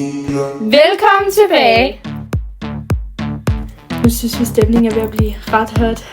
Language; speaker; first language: Danish; native; Danish